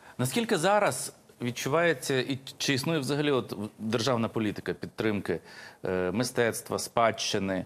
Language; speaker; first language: Ukrainian; native; Ukrainian